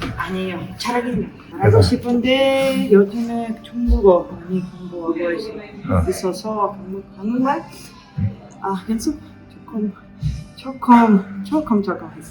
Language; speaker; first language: Korean; non-native, learner; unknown